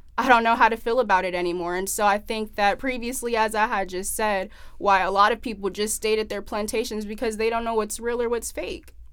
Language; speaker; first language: English; native; English